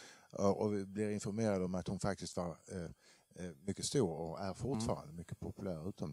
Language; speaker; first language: Swedish; native; Swedish